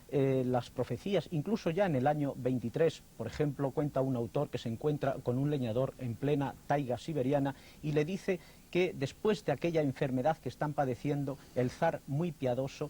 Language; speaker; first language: Spanish; native; Spanish